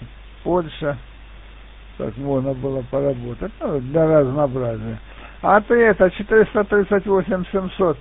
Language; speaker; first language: Russian; native; Russian